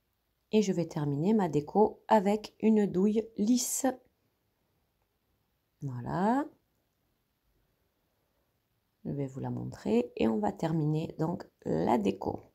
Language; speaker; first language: French; native; French